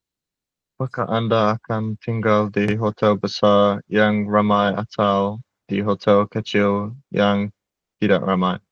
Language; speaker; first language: Indonesian; non-native, learner; English